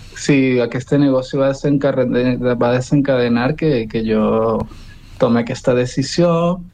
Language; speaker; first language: Catalan; non-native, learner; Spanish